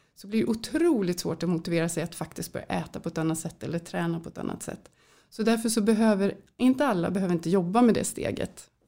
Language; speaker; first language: Swedish; native; Swedish